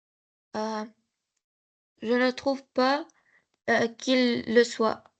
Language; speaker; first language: French; non-native, learner; Arabic